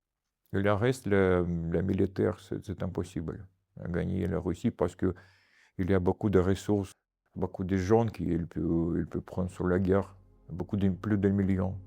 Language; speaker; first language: French; non-native, fluent; Russian